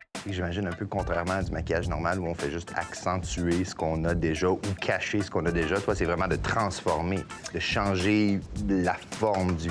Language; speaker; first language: French; native; French